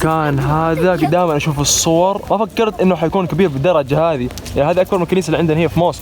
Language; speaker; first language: Arabic; native; Arabic